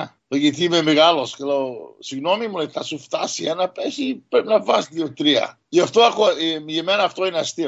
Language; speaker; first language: Greek; early bilingual, heritage; Greek